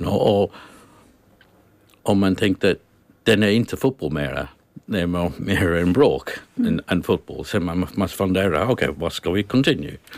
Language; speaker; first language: Swedish; non-native, learner; English